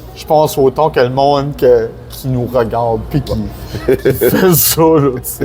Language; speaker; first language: French; native; French